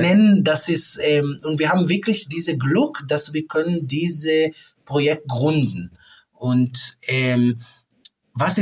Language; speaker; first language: German; non-native, fluent; Hebrew